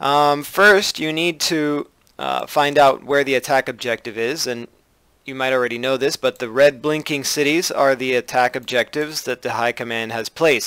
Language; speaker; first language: English; native; English